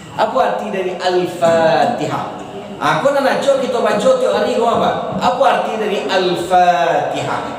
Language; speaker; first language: Malay; non-native, local second language; Minangkabau